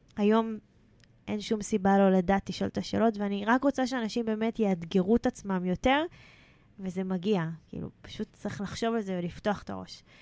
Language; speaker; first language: Hebrew; native; Hebrew